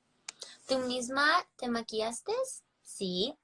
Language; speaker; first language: Spanish; early bilingual, heritage; English